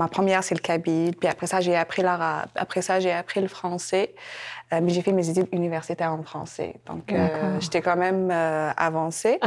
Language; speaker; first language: French; non-native, local second language; Kabyle